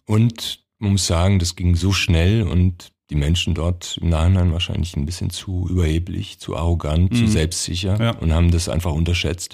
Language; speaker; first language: German; early bilingual, other home language; Croatian